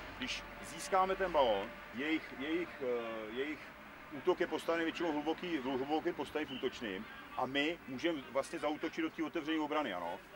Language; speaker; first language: Czech; native; Czech